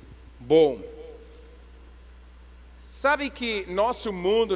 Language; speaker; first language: Portuguese; non-native, learner; English